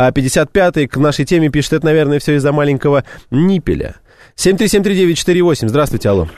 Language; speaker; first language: Russian; native; Russian